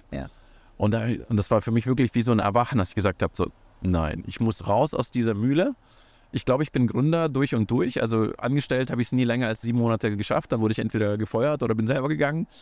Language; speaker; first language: German; early bilingual, other home language; Russian